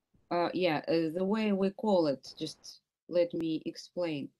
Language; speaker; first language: English; non-native, fluent; Russian